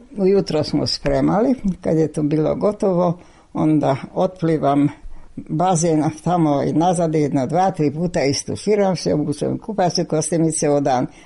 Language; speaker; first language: Serbian; non-native, local second language; Hungarian